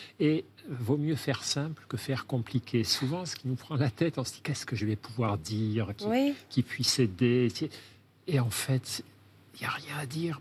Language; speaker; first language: French; native; French